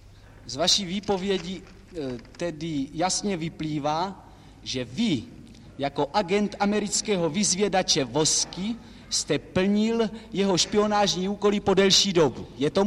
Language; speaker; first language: Czech; native; Czech